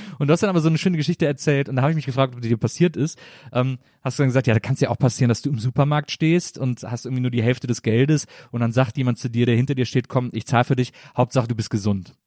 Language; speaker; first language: German; native; German